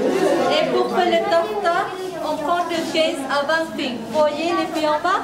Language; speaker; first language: French; non-native, learner; Vietnamese